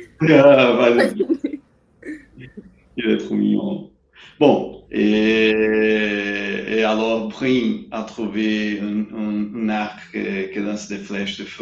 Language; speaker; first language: French; non-native, learner; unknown